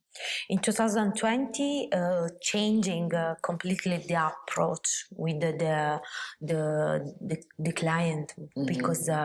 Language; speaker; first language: English; non-native, learner; Italian